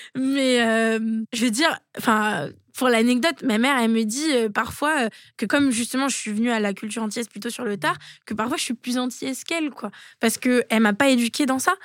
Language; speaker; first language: French; native; French